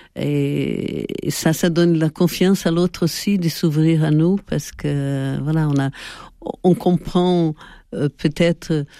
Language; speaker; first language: French; non-native, fluent; Portuguese